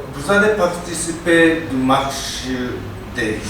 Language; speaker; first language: French; non-native, learner; Japanese